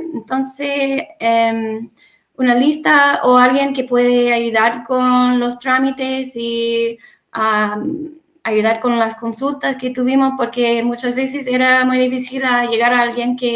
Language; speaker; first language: Spanish; non-native, learner; English